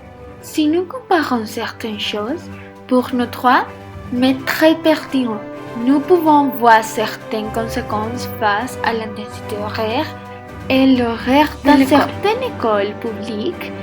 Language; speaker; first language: French; non-native, learner; Spanish